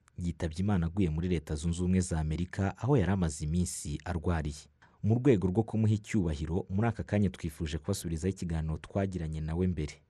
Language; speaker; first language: Kinyarwanda; native; Kinyarwanda